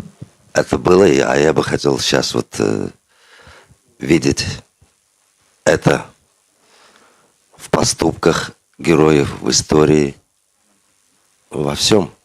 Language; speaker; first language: Russian; non-native, local second language; Uzbek